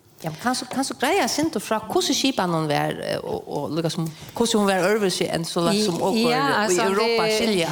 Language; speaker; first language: Danish; non-native, fluent; Spanish